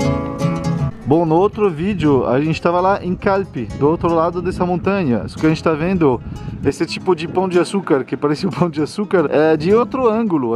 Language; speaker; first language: Portuguese; non-native, fluent; French